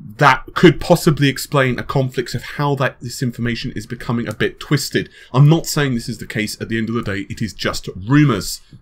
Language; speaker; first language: English; native; English